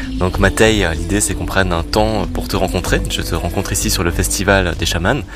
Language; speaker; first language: French; native; French